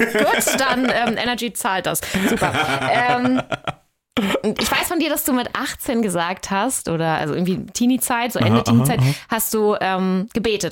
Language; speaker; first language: German; native; German